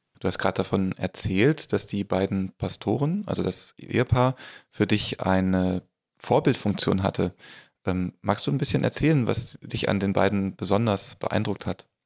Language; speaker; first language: German; native; German